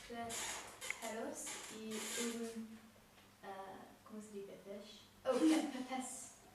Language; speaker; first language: Spanish; non-native, learner; English